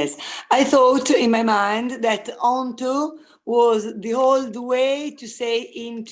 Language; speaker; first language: English; non-native, learner; Italian